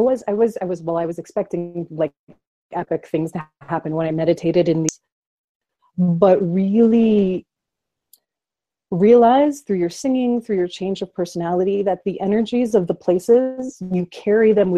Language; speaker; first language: English; native; English